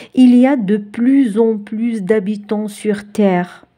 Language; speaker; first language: French; non-native, local second language; Arabic